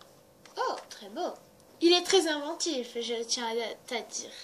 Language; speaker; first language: French; native; French